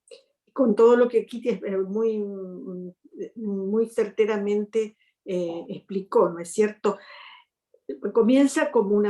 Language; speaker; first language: Spanish; native; Spanish